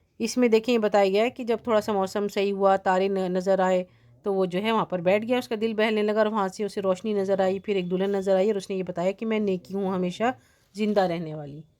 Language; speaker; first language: Urdu; native; Urdu